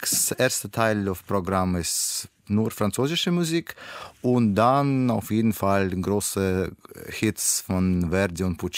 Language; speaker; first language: German; non-native, learner; Russian